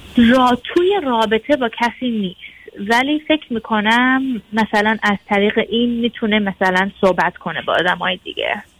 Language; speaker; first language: Persian; early bilingual, heritage; Persian